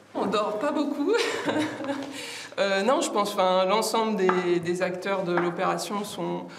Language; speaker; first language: French; native; French